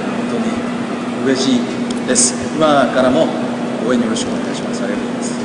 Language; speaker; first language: Japanese; non-native, fluent; Korean